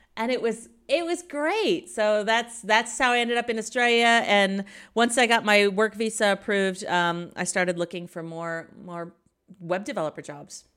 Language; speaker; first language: English; native; English